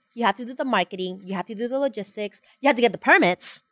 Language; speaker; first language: English; non-native, fluent; Spanish